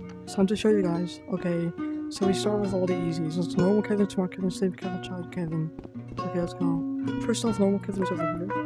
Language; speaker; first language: English; non-native, fluent; Dutch